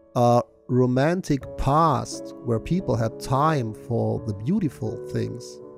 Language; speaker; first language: English; non-native, fluent; German